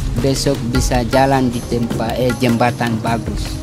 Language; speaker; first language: Indonesian; non-native, local second language; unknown